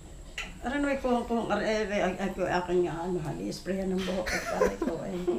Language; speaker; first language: Filipino; native; Filipino